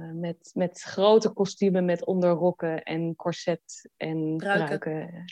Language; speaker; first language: Dutch; native; Dutch